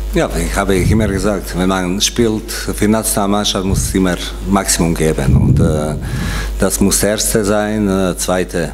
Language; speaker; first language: German; non-native, fluent; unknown